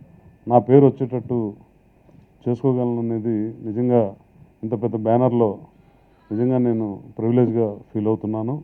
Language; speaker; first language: Telugu; native; Telugu